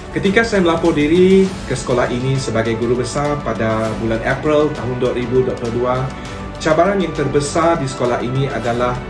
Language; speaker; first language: Malay; non-native, local second language; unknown